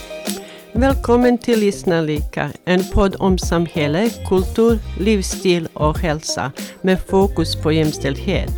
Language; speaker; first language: Swedish; non-native, fluent; Bosnian